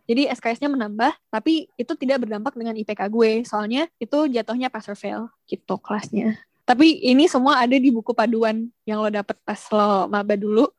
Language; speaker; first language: Indonesian; native; Indonesian